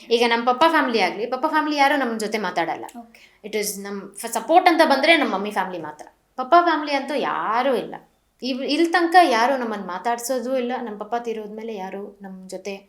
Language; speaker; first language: Kannada; non-native, local second language; Malayalam